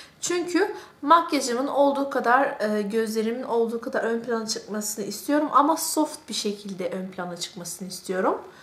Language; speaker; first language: Turkish; early bilingual, heritage; Turkish